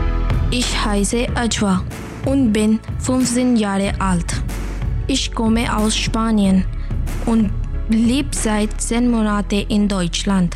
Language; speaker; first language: German; non-native, learner; Urdu